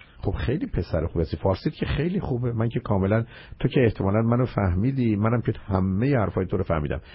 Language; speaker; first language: Persian; native; Persian